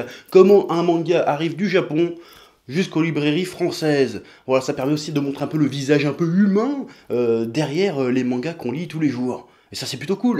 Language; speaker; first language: French; native; French